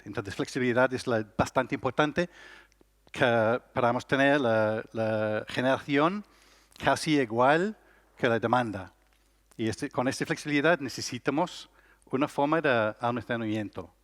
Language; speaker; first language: Spanish; non-native, learner; English